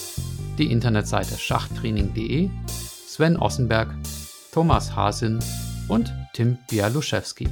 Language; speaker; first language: German; native; German